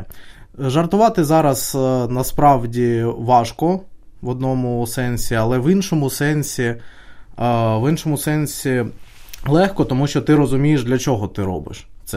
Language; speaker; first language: Ukrainian; native; Ukrainian